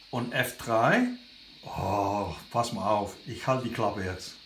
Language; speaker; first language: German; non-native, learner; English